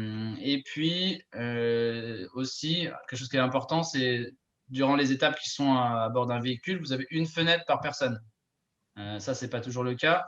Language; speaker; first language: French; native; French